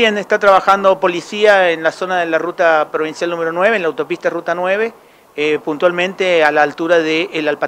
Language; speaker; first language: Spanish; native; Spanish